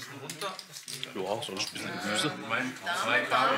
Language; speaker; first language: German; native; German